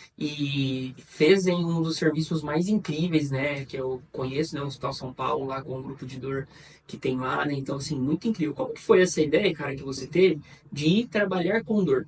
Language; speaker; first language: Portuguese; native; Portuguese